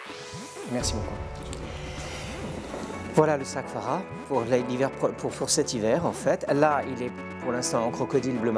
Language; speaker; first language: French; native; French